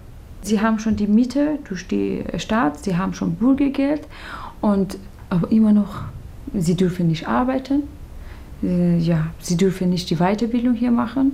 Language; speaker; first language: German; non-native, learner; Persian